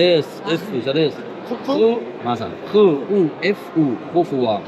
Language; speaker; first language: Korean; non-native, learner; Arabic